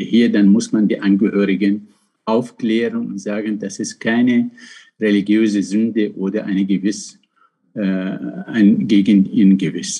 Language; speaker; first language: German; non-native, fluent; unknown